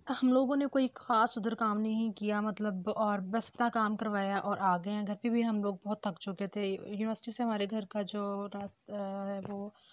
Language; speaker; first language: Urdu; native; Urdu